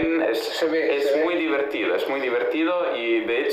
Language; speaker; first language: Spanish; non-native, fluent; Italian